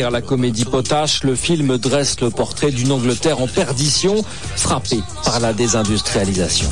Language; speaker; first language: French; native; French